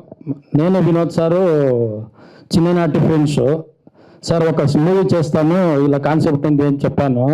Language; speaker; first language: Telugu; non-native, learner; Kannada